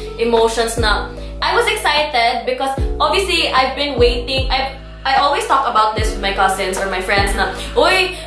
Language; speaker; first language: English; non-native, local second language; Cebuano